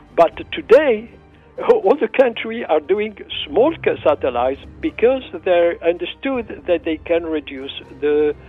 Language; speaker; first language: English; non-native, fluent; Arabic